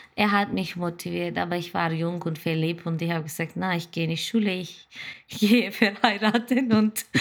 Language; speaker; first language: German; non-native, learner; Turkish